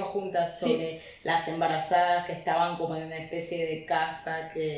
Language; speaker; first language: Spanish; native; Spanish